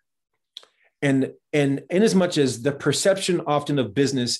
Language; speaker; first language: English; native; English